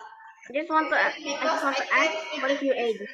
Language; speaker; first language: English; non-native, learner; Indonesian